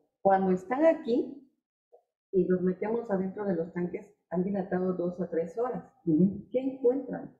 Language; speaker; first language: Spanish; native; Spanish